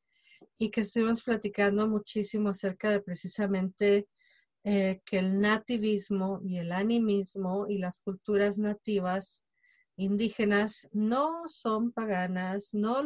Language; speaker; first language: Spanish; native; Spanish